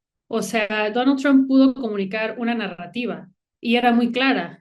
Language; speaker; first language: Spanish; native; Spanish